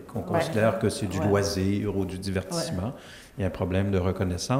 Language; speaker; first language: French; native; French